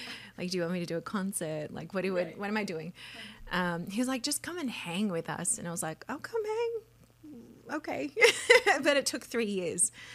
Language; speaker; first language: English; native; English